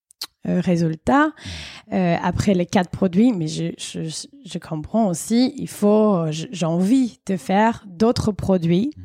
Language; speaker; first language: French; non-native, fluent; English